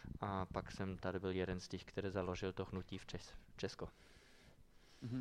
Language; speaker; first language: Czech; non-native, fluent; German